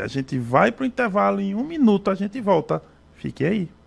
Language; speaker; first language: Portuguese; native; Portuguese